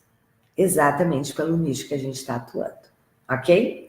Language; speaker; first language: Portuguese; native; Portuguese